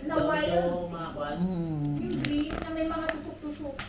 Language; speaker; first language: Filipino; native; Filipino